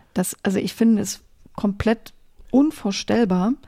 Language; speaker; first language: German; native; German